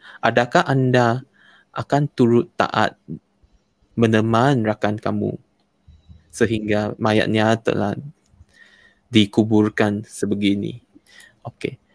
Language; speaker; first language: Malay; non-native, local second language; Chinese